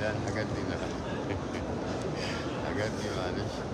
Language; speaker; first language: Arabic; native; Arabic